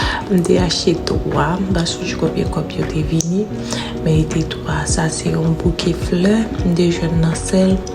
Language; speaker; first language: French; non-native, learner; Haitian Creole